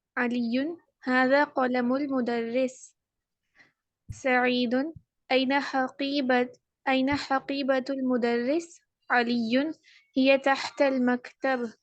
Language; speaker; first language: Arabic; non-native, learner; Urdu